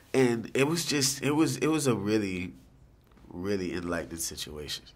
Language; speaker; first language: English; native; English